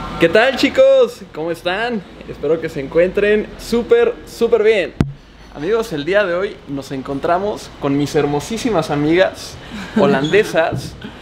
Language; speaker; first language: Spanish; native; Spanish